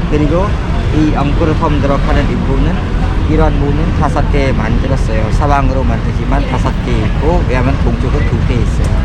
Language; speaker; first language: Korean; non-native, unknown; Khmer